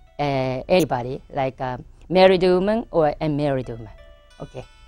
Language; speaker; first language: English; non-native, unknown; Japanese